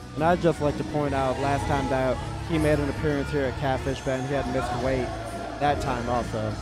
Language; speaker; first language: English; native; English